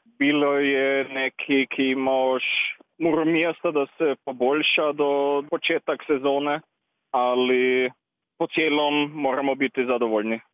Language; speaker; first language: Croatian; native; Croatian